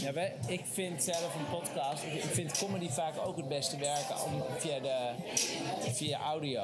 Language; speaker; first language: Dutch; native; Dutch